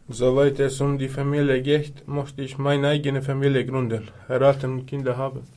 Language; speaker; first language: German; non-native, learner; Serbian